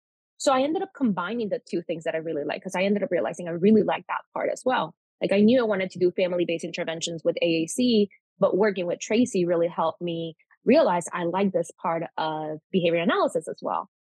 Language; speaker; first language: English; non-native, fluent; Spanish